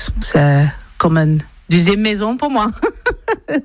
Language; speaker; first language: French; non-native, learner; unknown